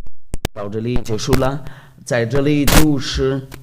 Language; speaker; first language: Chinese; non-native, fluent; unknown